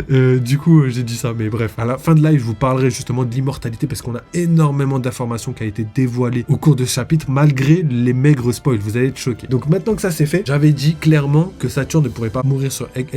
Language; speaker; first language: French; native; French